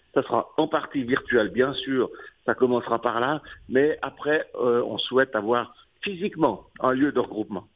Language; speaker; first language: French; native; French